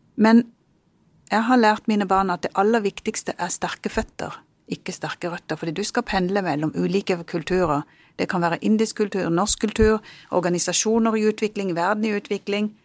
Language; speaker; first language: Norwegian; early bilingual, other home language; Punjabi